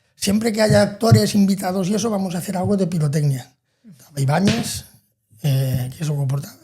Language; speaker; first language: Spanish; non-native, local second language; Catalan